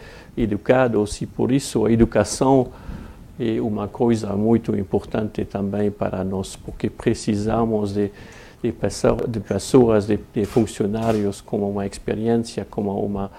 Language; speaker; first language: Portuguese; non-native, fluent; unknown